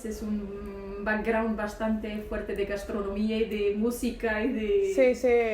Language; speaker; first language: Spanish; non-native, local second language; Arabic